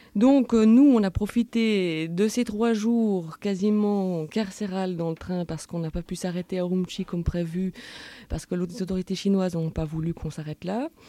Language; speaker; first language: French; native; French